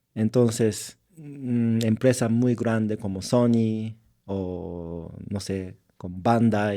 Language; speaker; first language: Spanish; non-native, learner; Japanese